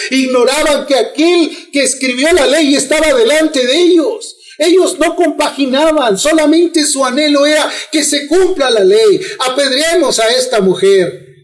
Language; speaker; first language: Spanish; native; Spanish